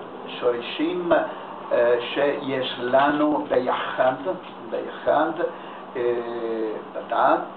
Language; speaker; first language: Hebrew; non-native, learner; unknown